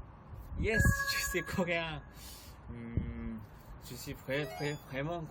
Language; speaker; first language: French; non-native, learner; Korean